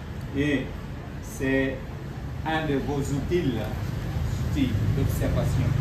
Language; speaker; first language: French; non-native, fluent; Vietnamese